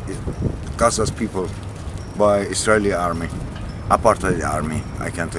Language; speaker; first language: English; non-native, learner; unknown